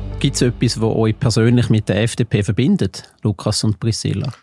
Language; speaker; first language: German; native; German